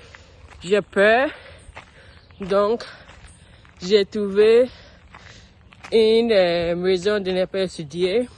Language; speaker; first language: French; non-native, learner; English